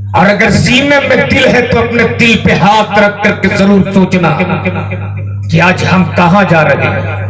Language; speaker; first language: Hindi; native; Hindi